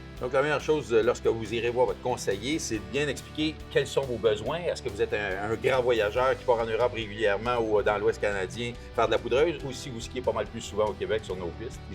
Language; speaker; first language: French; native; French